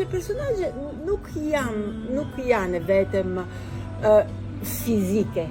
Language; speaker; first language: Albanian; non-native, learner; Italian